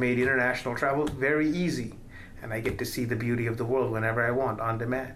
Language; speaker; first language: English; non-native, local second language; Tamil